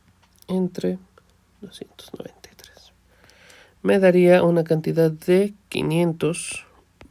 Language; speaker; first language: Spanish; native; Spanish